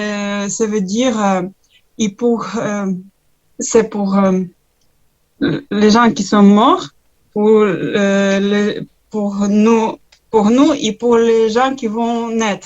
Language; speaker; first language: French; non-native, learner; Ukrainian